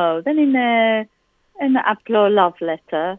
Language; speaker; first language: Greek; non-native, learner; English